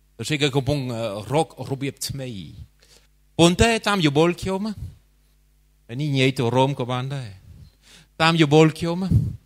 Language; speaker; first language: Khmer; non-native, fluent; French